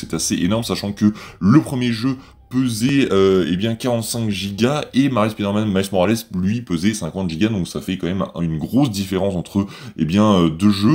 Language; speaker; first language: French; native; French